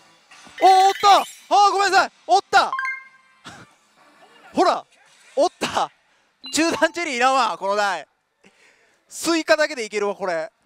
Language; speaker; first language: Japanese; native; Japanese